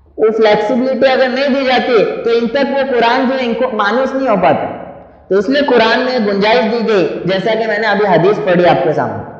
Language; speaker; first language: Urdu; native; Urdu